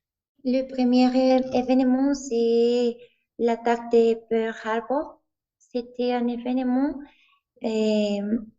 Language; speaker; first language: French; non-native, learner; Spanish